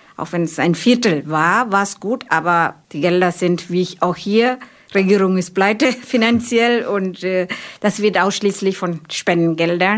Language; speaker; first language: German; non-native, fluent; Malayalam